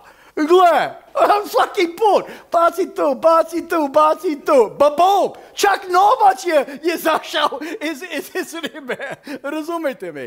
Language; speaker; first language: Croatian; early bilingual, heritage; Croatian